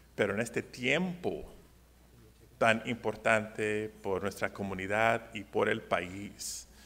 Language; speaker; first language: Spanish; early bilingual, heritage; Spanish